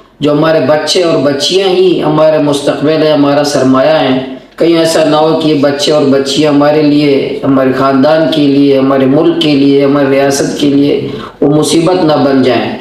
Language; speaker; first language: Urdu; non-native, local second language; Baluchi